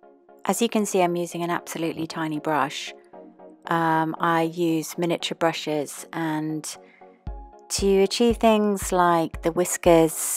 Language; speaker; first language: English; native; English